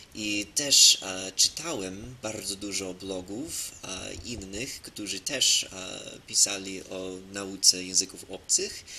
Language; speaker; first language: Polish; non-native, learner; English